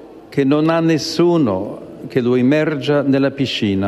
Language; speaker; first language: Italian; non-native, fluent; English